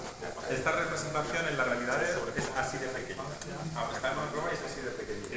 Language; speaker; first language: Spanish; native; Spanish